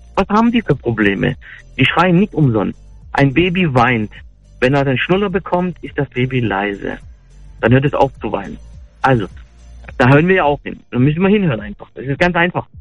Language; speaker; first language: German; early bilingual, other home language; Turkish